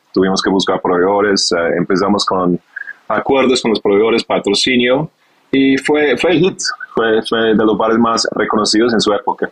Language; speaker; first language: Spanish; non-native, fluent; English